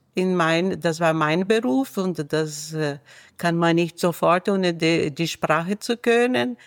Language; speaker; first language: German; non-native, fluent; Portuguese